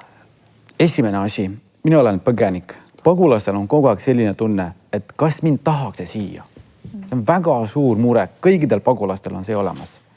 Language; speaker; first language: Estonian; non-native, fluent; Kurdish